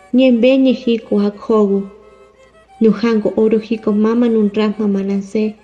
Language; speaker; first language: Spanish; non-native, local second language; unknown